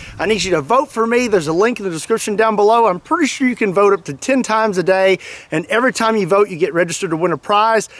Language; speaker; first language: English; native; English